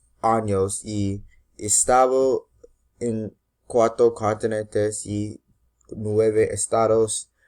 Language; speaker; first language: Spanish; non-native, learner; English